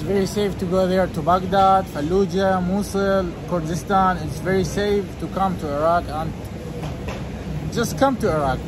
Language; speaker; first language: English; non-native, fluent; Arabic